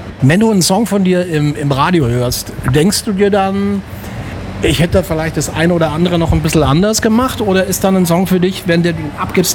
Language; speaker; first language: German; native; German